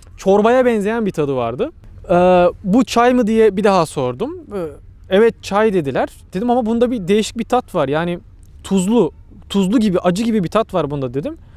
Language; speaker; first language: Turkish; native; Turkish